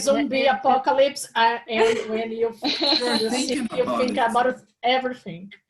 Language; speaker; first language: English; non-native, learner; Portuguese